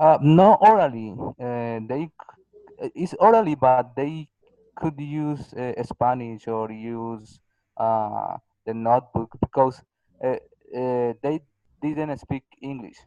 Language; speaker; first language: English; non-native, learner; Spanish